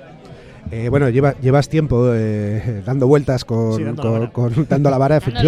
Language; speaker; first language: Spanish; native; Spanish